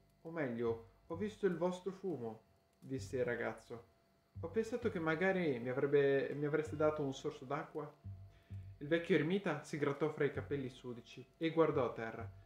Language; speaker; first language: Italian; native; Italian